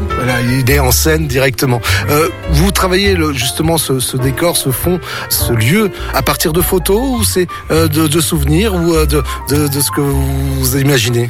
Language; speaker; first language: French; native; French